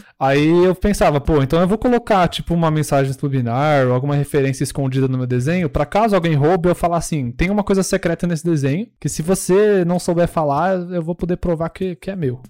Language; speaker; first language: Portuguese; early bilingual, other home language; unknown